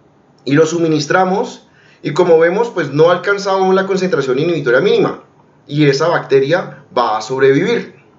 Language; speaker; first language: Spanish; native; Spanish